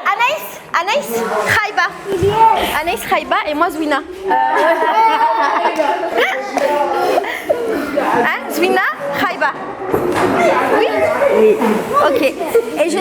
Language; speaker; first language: French; native; French